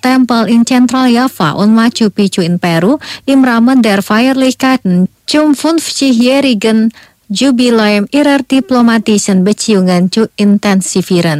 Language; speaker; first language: German; non-native, learner; Indonesian